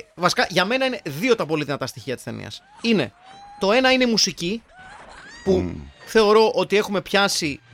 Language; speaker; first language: Greek; native; Greek